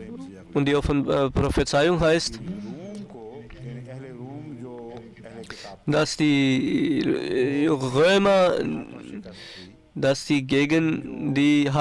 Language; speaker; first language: German; non-native, fluent; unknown